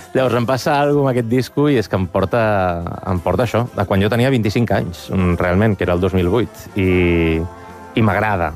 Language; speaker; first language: Catalan; native; Catalan